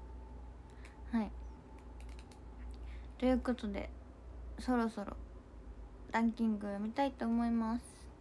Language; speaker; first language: Japanese; native; Japanese